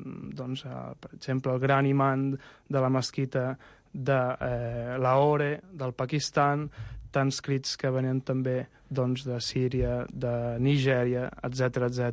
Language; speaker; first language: Catalan; native; Catalan